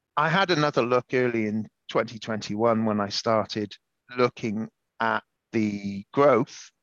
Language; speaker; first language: English; native; English